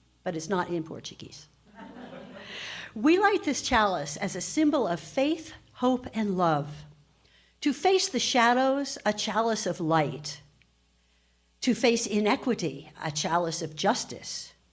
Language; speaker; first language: English; native; English